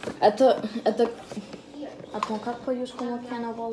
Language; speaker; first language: Russian; early bilingual, heritage; Russian